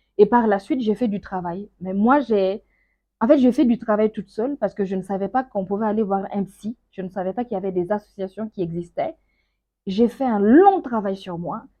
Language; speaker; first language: French; non-native, local second language; Mossi